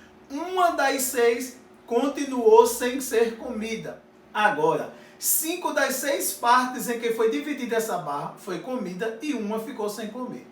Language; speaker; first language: Portuguese; native; Portuguese